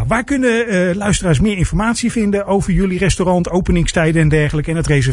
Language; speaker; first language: Dutch; native; Dutch